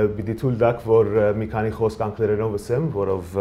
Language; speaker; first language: Armenian; early bilingual, other home language; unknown